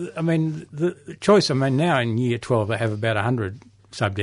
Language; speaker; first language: English; native; English